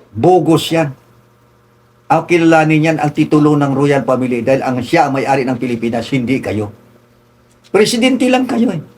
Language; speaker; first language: Filipino; non-native, local second language; Tausug